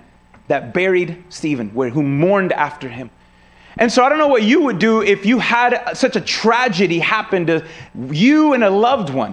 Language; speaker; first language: English; native; English